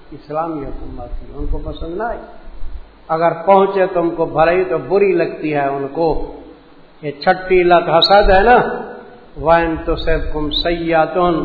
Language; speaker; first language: Urdu; non-native, local second language; Punjabi